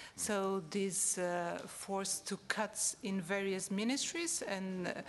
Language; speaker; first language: English; non-native, fluent; Portuguese